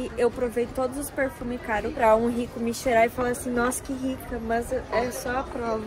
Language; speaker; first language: Portuguese; native; Portuguese